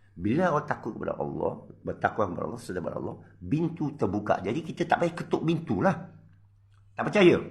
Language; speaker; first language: Malay; non-native, local second language; Min Nan Chinese